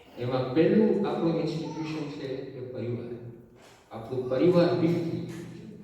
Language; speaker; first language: Gujarati; early bilingual, heritage; Gujarati